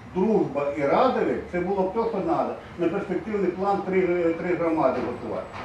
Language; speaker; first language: Ukrainian; native; Ukrainian